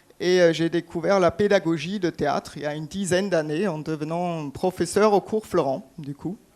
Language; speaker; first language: French; non-native, fluent; German